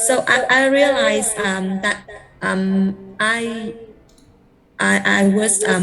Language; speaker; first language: English; non-native, learner; Vietnamese